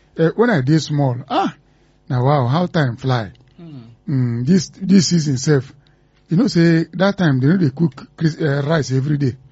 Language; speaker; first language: Nigerian Pidgin; non-native, local second language; Igbo